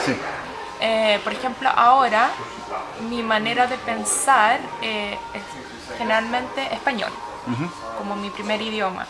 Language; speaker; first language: Spanish; early bilingual, heritage; Swedish